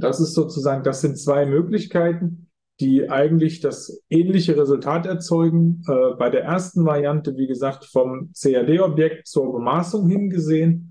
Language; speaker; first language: German; native; German